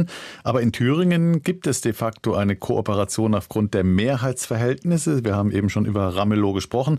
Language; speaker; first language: German; native; German